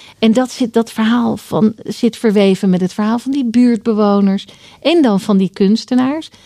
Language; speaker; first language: Dutch; native; Dutch